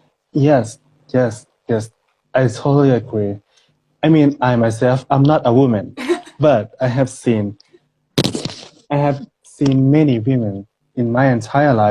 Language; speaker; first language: English; non-native, fluent; Thai